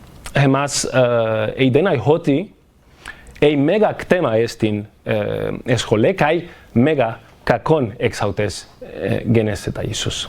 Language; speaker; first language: Greek; non-native, fluent; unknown